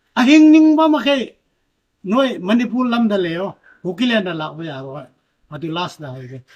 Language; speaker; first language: Manipuri; non-native, local second language; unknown